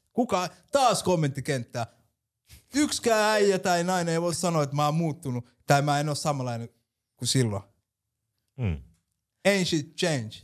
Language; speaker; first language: Finnish; early bilingual, other home language; Somali